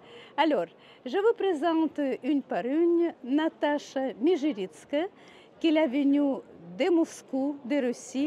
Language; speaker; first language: French; non-native, fluent; Russian